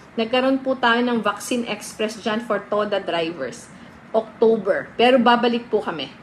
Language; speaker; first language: Filipino; non-native, local second language; Bikol